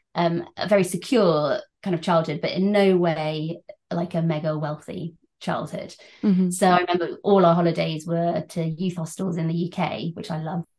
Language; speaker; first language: English; native; English